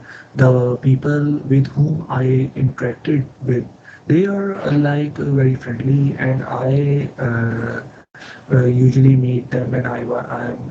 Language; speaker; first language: English; non-native, learner; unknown